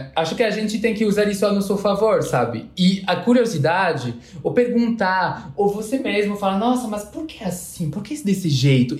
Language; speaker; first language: Portuguese; non-native, fluent; French